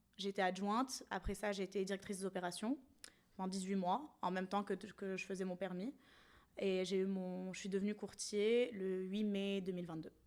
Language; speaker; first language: French; non-native, local second language; Arabic